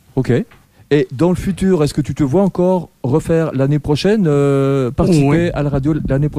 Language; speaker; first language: French; native; French